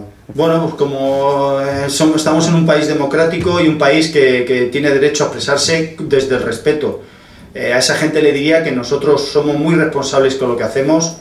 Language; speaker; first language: Spanish; native; Spanish